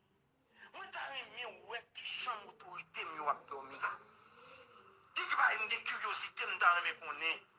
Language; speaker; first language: Haitian Creole; native; Haitian Creole